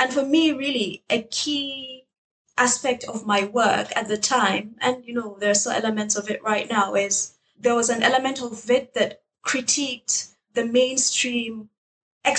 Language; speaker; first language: English; non-native, local second language; Hausa